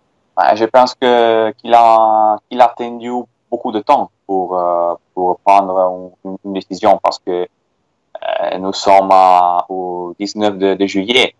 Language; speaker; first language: French; non-native, fluent; Italian